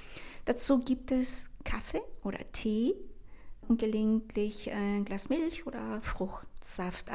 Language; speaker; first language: German; non-native, fluent; Spanish